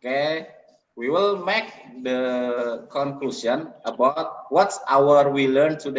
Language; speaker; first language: English; non-native, learner; Indonesian